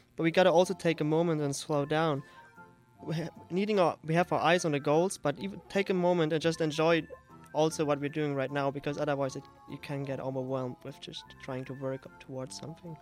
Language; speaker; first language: English; non-native, fluent; German